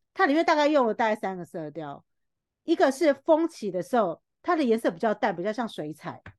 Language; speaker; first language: Chinese; native; Chinese